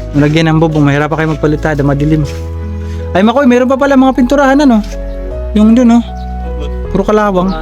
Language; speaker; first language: Filipino; non-native, local second language; Waray